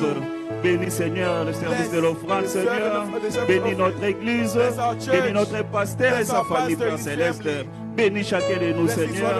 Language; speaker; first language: French; non-native, local second language; Lingala